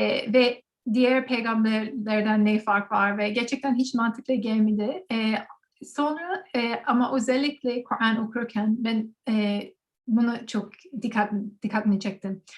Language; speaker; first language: Turkish; non-native, learner; English